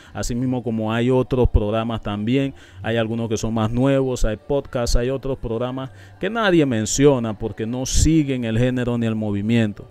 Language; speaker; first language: Spanish; non-native, local second language; English